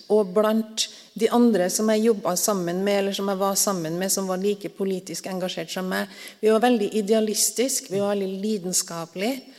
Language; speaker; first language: Norwegian; native; Norwegian